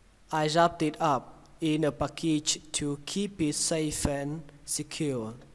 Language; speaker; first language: English; non-native, fluent; Vietnamese